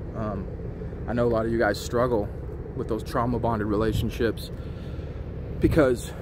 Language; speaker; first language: English; native; English